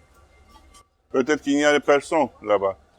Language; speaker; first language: French; non-native, fluent; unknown